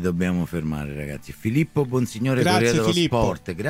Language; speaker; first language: Italian; native; Italian